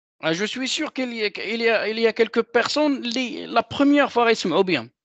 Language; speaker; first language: French; non-native, local second language; Arabic